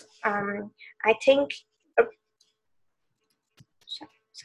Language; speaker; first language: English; non-native, learner; Vietnamese